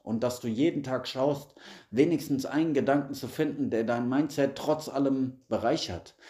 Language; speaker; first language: German; native; German